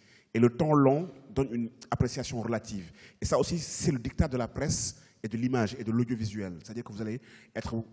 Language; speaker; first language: French; native; French